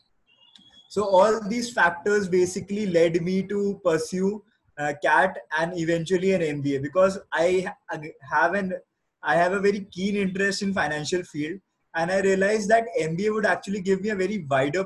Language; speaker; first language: English; non-native, local second language; Hindi